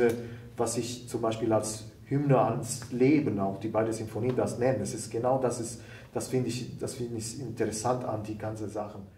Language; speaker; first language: German; non-native, fluent; Italian